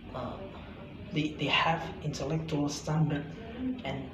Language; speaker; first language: English; non-native, learner; Indonesian